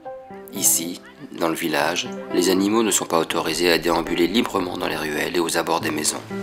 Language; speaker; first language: French; native; French